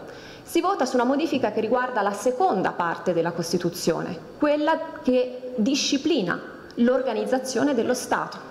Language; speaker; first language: Italian; native; Italian